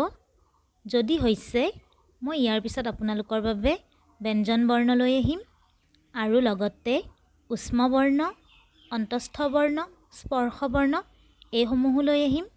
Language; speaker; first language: Assamese; native; Assamese